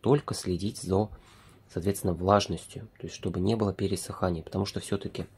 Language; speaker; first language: Russian; native; Russian